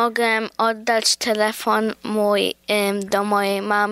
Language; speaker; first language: Polish; early bilingual, heritage; Polish